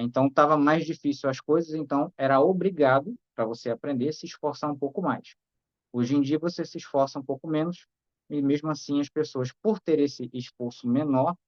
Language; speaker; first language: Portuguese; native; Portuguese